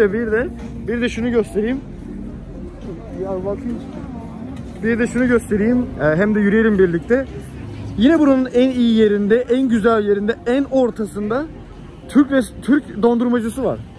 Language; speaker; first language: Turkish; native; Turkish